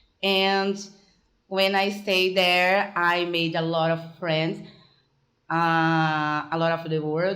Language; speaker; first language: English; non-native, fluent; Portuguese